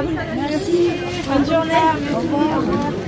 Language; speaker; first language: French; non-native, fluent; Thai